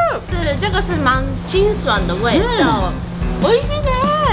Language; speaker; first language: Chinese; early bilingual, heritage; Japanese